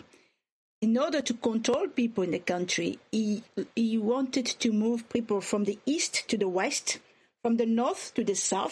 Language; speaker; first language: English; non-native, fluent; Swahili